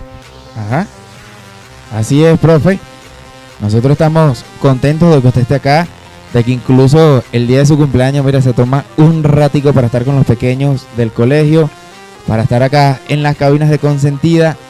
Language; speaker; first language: Spanish; native; Spanish